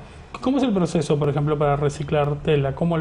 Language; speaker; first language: Spanish; native; Spanish